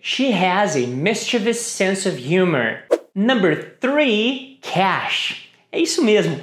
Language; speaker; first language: English; non-native, fluent; Portuguese